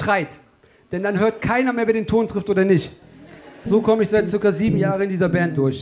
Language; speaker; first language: German; early bilingual, other home language; Turkish